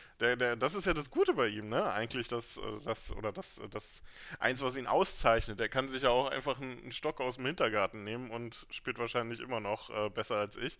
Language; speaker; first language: German; native; German